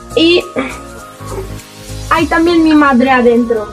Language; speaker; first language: Spanish; non-native, fluent; French